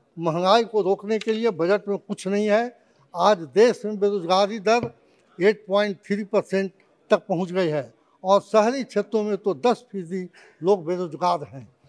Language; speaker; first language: Hindi; native; Hindi